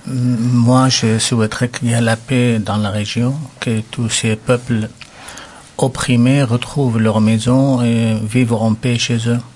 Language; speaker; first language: French; non-native, local second language; Arabic